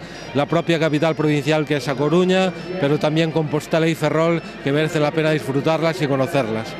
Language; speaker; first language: Spanish; native; Spanish